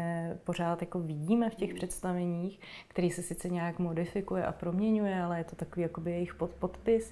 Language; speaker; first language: Czech; native; Czech